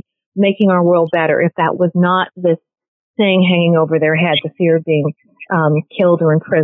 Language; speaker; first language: English; native; English